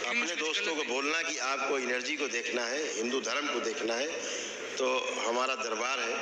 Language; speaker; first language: Hindi; native; Hindi